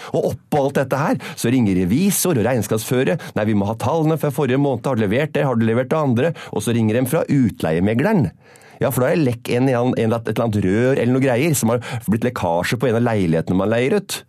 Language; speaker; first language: Norwegian; native; Norwegian